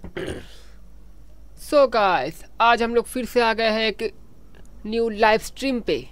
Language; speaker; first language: Hindi; non-native, local second language; Bangla